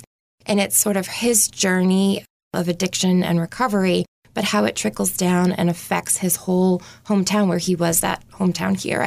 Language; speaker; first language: English; native; English